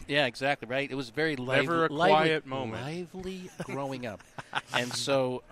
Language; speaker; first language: English; native; English